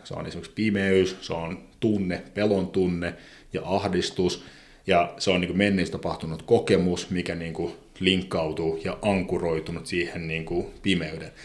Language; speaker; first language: Finnish; non-native, fluent; Azerbaijani